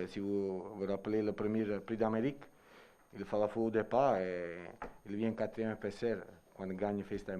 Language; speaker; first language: French; non-native, learner; Italian